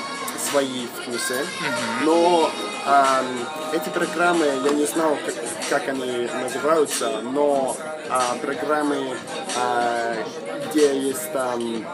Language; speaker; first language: Russian; non-native, fluent; English